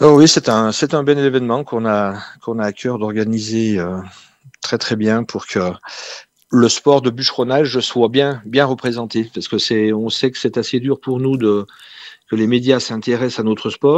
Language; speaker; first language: French; native; French